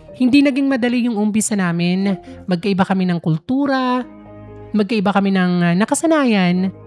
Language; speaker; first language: Filipino; non-native, local second language; Waray